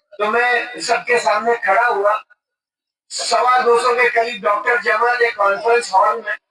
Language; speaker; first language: Urdu; native; Urdu